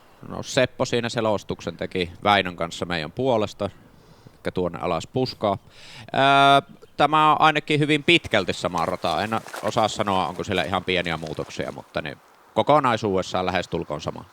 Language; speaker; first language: Finnish; native; Finnish